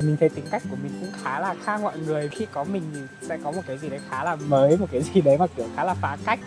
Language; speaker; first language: Vietnamese; non-native, local second language; Hmong